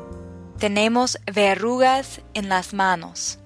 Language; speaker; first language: Spanish; non-native, fluent; English